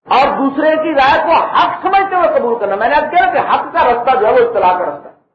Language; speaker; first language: Urdu; native; Urdu